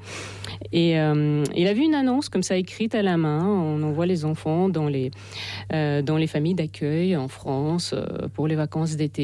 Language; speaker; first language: French; non-native, fluent; Russian